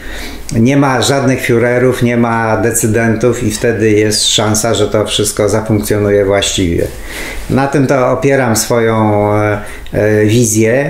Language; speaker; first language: Polish; native; Polish